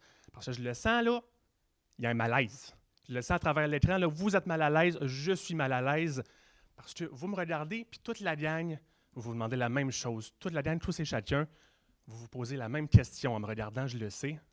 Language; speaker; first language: French; native; French